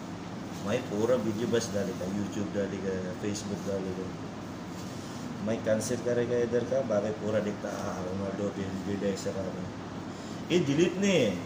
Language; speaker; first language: Hindi; non-native, learner; Filipino